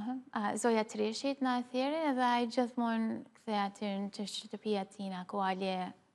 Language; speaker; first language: Albanian; early bilingual, heritage; Albanian